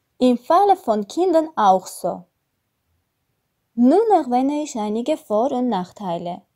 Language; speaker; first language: German; non-native, learner; Russian